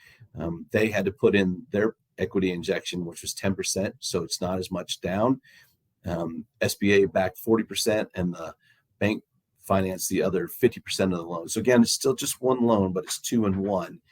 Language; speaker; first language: English; native; English